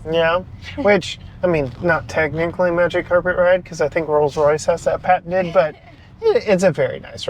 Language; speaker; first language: English; native; English